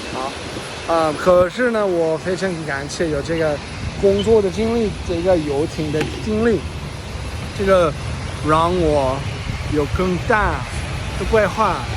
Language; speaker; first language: Chinese; non-native, learner; English